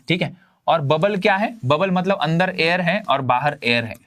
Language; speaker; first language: Hindi; non-native, local second language; Marathi